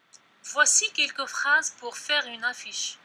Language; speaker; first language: French; non-native, local second language; Arabic